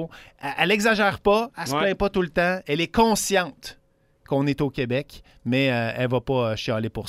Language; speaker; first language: French; native; French